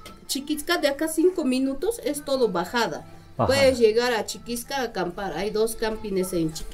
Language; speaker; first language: Spanish; native; Spanish